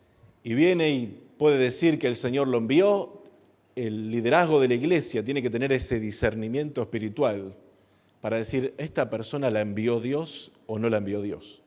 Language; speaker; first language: Spanish; native; Spanish